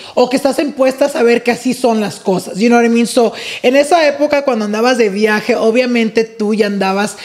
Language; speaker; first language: Spanish; early bilingual, heritage; Spanish